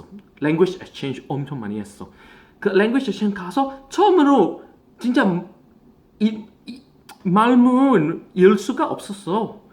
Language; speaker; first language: Korean; non-native, fluent; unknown